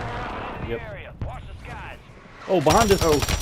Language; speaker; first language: English; native; English